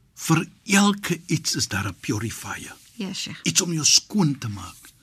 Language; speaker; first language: Afrikaans; native; Afrikaans